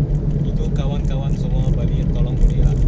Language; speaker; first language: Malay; non-native, local second language; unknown